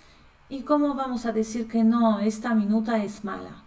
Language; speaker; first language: Spanish; non-native, fluent; Polish